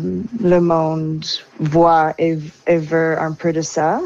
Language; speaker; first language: French; non-native, local second language; English